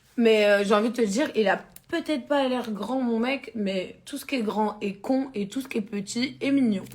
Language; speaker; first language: French; native; French